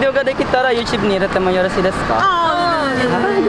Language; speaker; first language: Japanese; non-native, learner; Indonesian